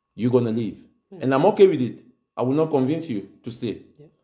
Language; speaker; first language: English; non-native, local second language; French